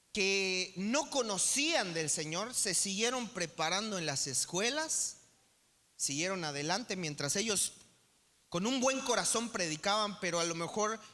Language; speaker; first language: Spanish; native; Spanish